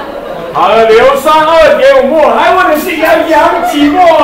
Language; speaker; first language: Chinese; native; Chinese